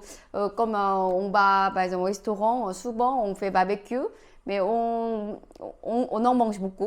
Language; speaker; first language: French; non-native, learner; Korean